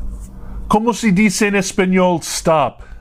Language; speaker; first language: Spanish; non-native, learner; English